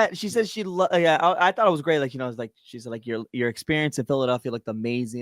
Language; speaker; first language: English; native; English